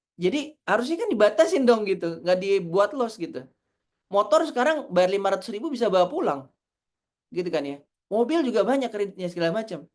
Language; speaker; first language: Indonesian; native; Indonesian